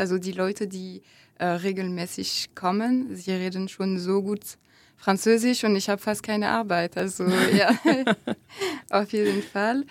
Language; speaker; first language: German; non-native, fluent; French